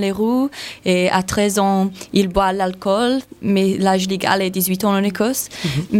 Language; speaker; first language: French; non-native, learner; English